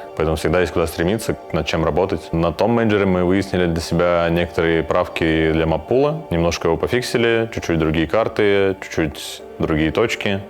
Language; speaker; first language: Russian; native; Russian